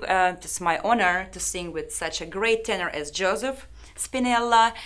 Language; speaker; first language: English; non-native, fluent; Russian